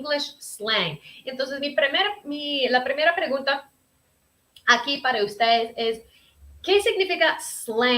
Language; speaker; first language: Spanish; early bilingual, heritage; Spanish